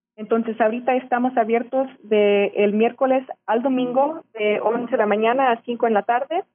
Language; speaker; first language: Spanish; early bilingual, heritage; Spanish